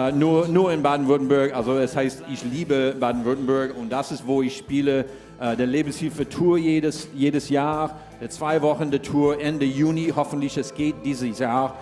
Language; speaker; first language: German; non-native, fluent; English